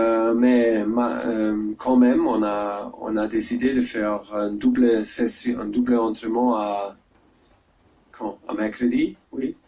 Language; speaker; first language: French; non-native, learner; German